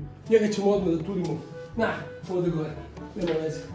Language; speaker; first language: Croatian; native; Croatian